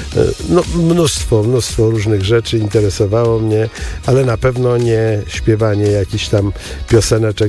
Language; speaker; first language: Polish; native; Polish